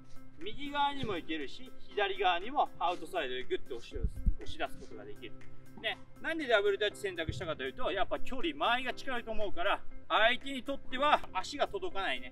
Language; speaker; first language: Japanese; native; Japanese